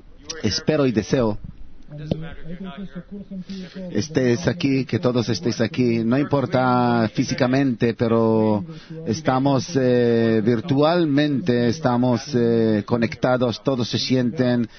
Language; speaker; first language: Spanish; non-native, learner; Hebrew